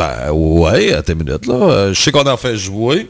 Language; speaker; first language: French; native; French